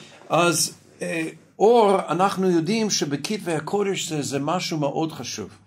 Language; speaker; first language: Hebrew; non-native, fluent; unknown